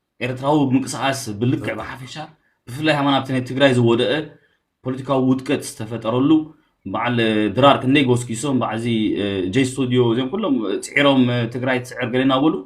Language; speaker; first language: Tigrinya; early bilingual, heritage; Tigrinya